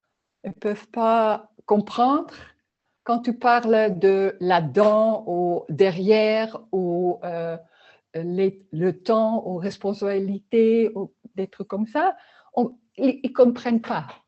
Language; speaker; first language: French; non-native, learner; Dutch